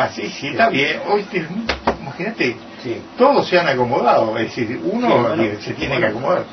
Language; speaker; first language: Spanish; native; Spanish